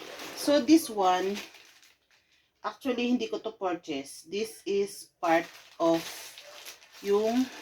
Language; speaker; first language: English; non-native, local second language; Filipino